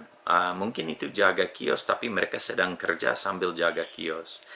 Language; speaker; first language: Indonesian; non-native, fluent; English